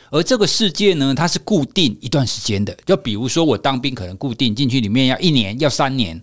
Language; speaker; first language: Chinese; native; Chinese